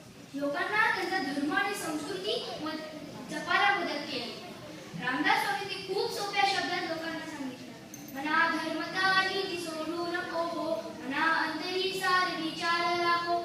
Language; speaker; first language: Marathi; early bilingual, heritage; Marathi